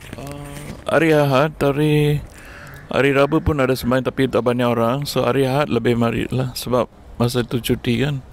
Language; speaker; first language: Malay; non-native, local second language; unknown